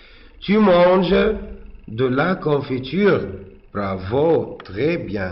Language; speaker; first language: French; non-native, fluent; Arabic